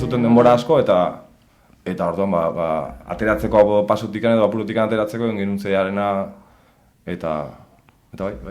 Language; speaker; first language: Basque; native; Basque